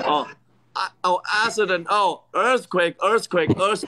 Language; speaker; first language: English; non-native, learner; Chinese